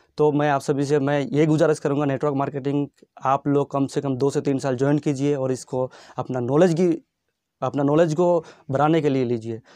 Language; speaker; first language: Hindi; non-native, local second language; Bangla